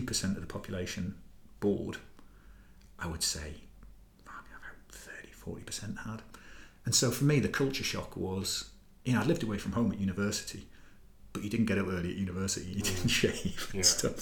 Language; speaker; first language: English; native; English